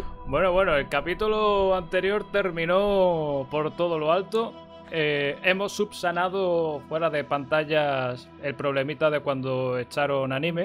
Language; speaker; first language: Spanish; native; Spanish